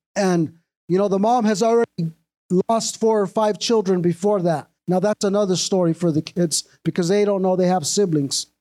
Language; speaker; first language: English; native; English